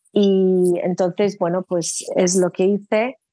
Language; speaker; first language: Spanish; non-native, fluent; English